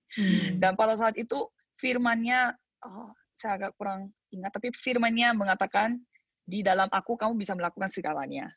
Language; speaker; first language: Indonesian; early bilingual, other home language; Korean